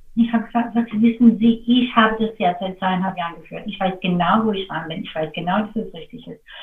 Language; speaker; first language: German; non-native, fluent; English